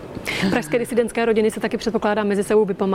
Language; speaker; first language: Czech; native; Czech